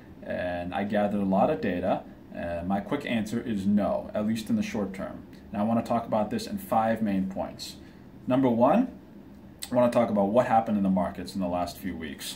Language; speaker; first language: English; early bilingual, other home language; Japanese